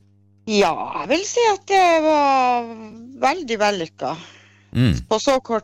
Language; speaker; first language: Norwegian; native; Norwegian